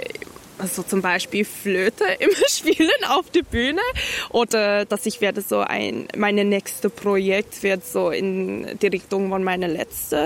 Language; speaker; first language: German; non-native, fluent; English